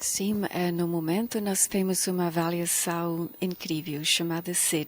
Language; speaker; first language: Portuguese; non-native, fluent; English